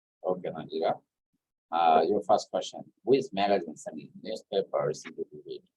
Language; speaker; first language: English; non-native, fluent; Bangla